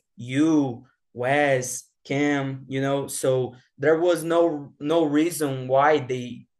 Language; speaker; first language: English; non-native, fluent; Portuguese